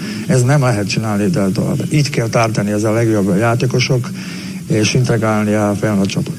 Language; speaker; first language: Hungarian; non-native, learner; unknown